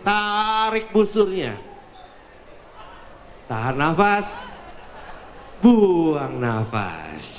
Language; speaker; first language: Indonesian; native; Indonesian